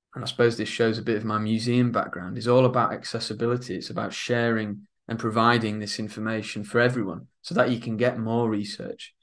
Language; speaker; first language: English; native; English